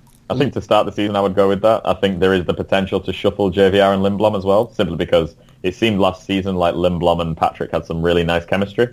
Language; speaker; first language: English; native; English